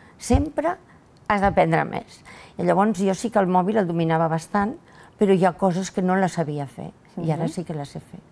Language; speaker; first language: Catalan; non-native, local second language; Spanish